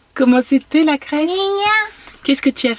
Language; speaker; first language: French; native; French